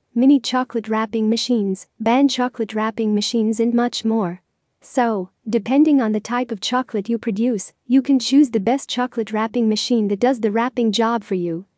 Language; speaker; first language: English; non-native, learner; Arabic